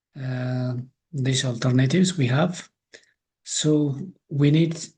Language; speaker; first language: English; non-native, local second language; Amharic